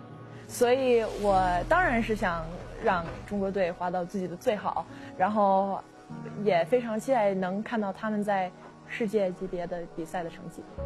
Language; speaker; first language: Chinese; early bilingual, heritage; Chinese